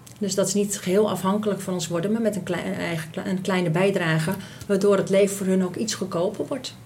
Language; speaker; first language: Dutch; native; Dutch